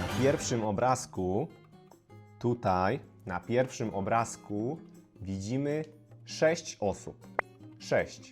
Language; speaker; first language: Polish; native; Polish